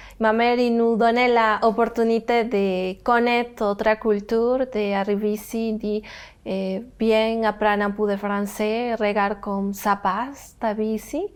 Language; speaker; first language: French; non-native, learner; Spanish